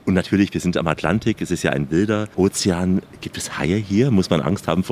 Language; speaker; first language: German; native; German